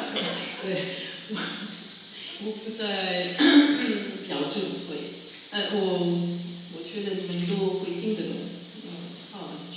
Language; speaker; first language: Chinese; non-native, learner; French